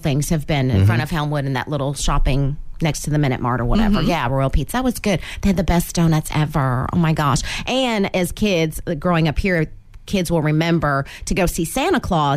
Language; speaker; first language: English; native; English